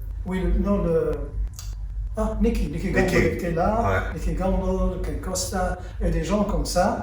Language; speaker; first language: French; early bilingual, heritage; French